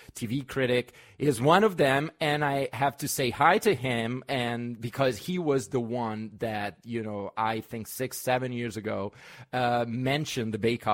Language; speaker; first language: English; non-native, fluent; Italian